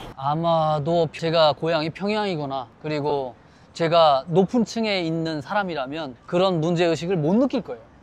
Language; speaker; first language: Korean; native; Korean